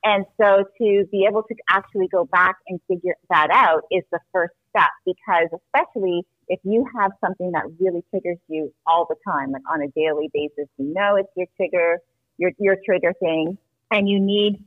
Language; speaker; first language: English; native; English